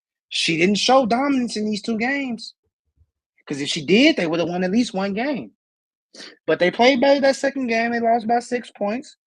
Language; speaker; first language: English; native; English